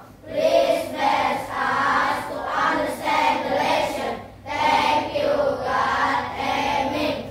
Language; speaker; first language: English; non-native, learner; Indonesian